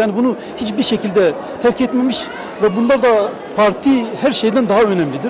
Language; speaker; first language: Turkish; native; Turkish